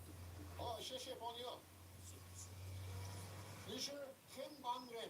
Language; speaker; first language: Chinese; non-native, learner; English